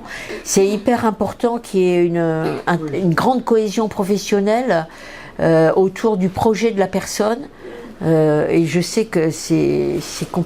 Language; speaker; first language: French; native; French